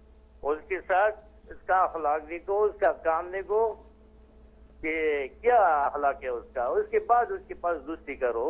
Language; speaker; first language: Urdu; non-native, learner; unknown